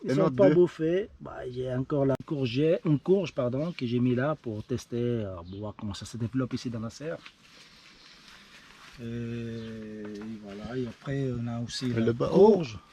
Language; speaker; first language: French; native; French